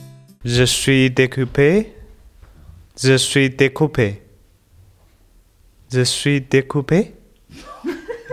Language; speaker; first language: French; non-native, learner; Chinese